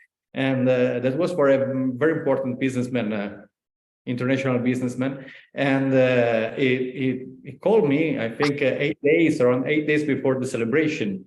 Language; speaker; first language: English; non-native, learner; Italian